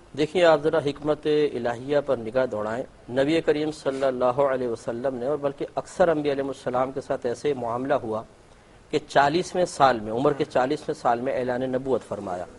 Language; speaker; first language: Urdu; native; Urdu